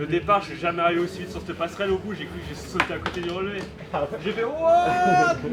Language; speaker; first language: French; native; French